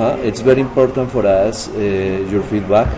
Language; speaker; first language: English; non-native, learner; Spanish